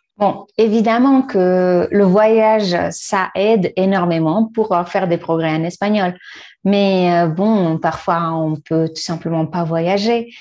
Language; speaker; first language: French; non-native, fluent; Spanish